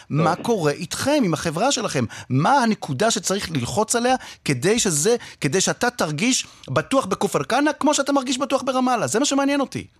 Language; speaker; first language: Hebrew; native; Hebrew